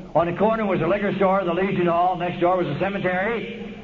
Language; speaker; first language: English; native; English